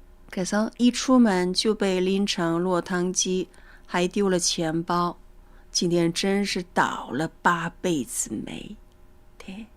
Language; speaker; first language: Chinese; native; Chinese